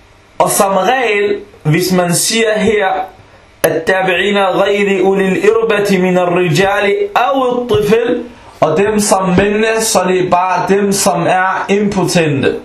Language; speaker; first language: Danish; non-native, local second language; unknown